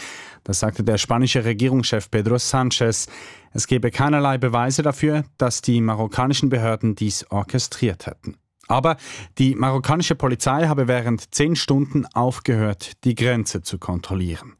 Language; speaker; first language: German; native; German